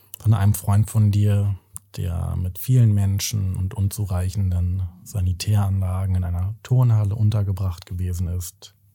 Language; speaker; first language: German; native; German